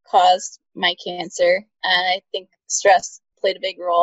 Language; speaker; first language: English; native; English